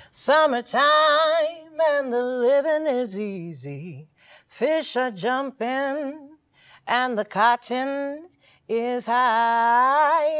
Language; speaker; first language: English; early bilingual, other home language; Spanish